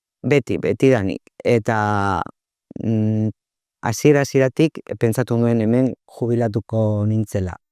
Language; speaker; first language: Basque; non-native, local second language; Spanish